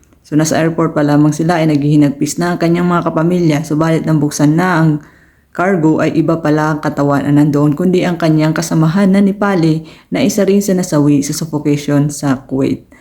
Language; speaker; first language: Filipino; native; Filipino